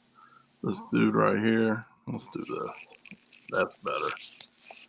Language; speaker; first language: English; native; English